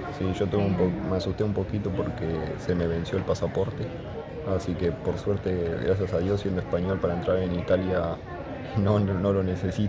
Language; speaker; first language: Spanish; native; Spanish